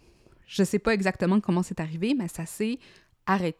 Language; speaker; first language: French; native; French